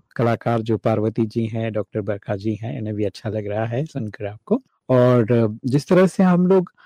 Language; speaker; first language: Hindi; native; Hindi